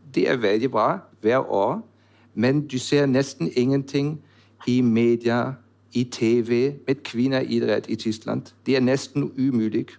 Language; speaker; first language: Norwegian; non-native, learner; German